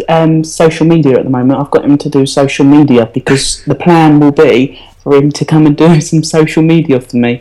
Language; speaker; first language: English; native; English